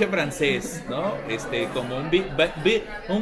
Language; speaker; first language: Spanish; native; Spanish